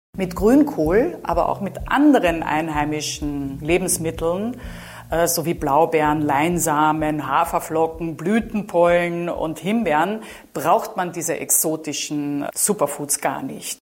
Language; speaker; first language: German; native; German